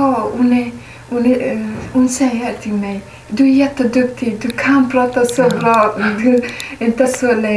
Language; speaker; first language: Swedish; non-native, learner; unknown